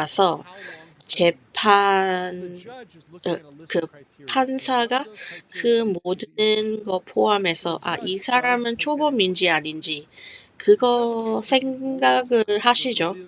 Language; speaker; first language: Korean; non-native, fluent; English